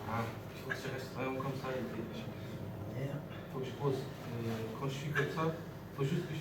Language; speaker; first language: French; native; French